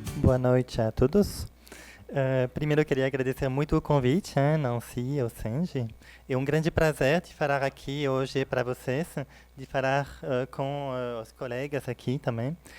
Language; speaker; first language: Portuguese; non-native, fluent; French